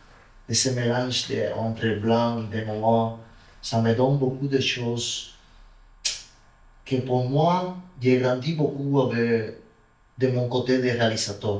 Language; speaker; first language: French; non-native, learner; Spanish